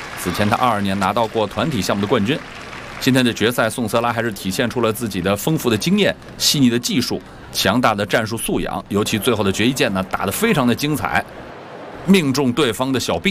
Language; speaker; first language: Chinese; native; Chinese